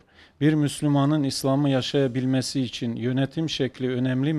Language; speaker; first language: Turkish; native; Turkish